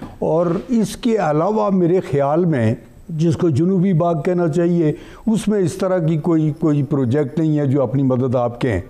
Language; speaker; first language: Urdu; non-native, local second language; Punjabi